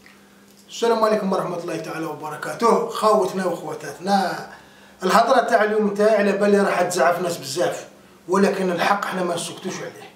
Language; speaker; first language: Arabic; native; Arabic